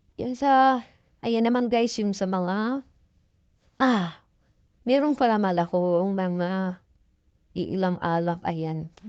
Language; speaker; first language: Filipino; non-native, local second language; Cebuano